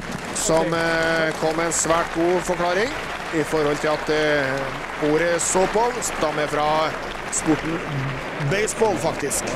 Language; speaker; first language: Norwegian; native; Norwegian